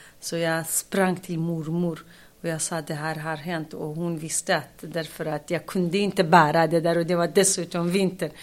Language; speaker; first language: Swedish; non-native, fluent; Kurdish